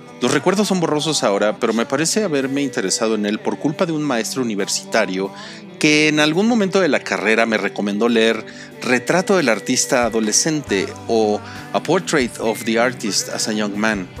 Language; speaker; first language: Spanish; native; Spanish